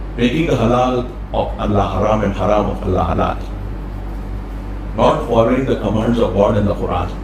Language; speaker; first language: English; non-native, local second language; Urdu